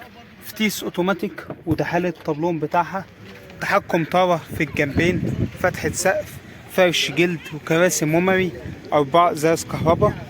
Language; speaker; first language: Arabic; native; Arabic